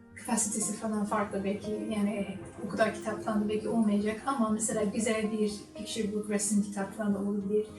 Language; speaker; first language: Turkish; non-native, learner; English